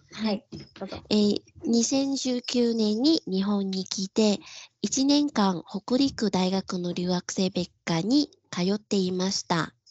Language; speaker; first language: Japanese; non-native, fluent; Vietnamese